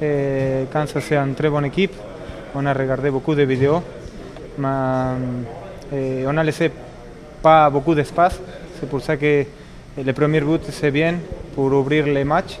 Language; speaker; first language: French; non-native, learner; Spanish